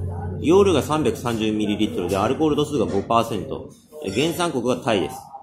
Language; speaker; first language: Japanese; native; Japanese